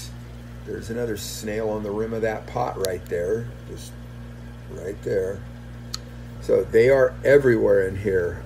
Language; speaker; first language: English; native; English